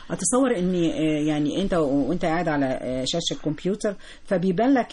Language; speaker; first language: Arabic; native; Arabic